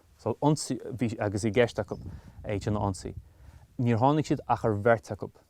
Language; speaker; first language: Irish; native; Irish